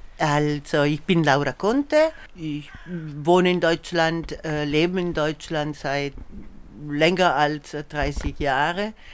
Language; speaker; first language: German; non-native, fluent; Italian